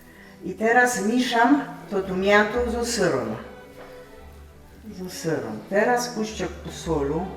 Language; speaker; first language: Polish; non-native, local second language; Rusyn